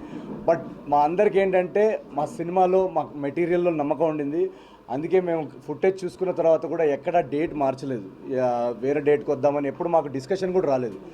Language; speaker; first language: Telugu; native; Telugu